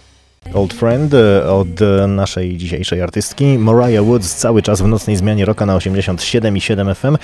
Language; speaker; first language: Polish; native; Polish